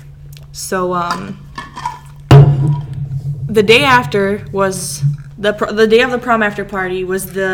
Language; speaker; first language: English; early bilingual, other home language; Serbian